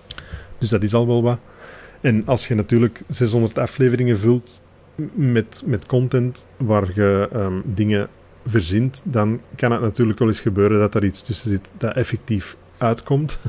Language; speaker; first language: Dutch; native; Dutch